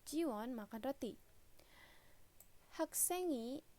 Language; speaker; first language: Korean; non-native, fluent; Indonesian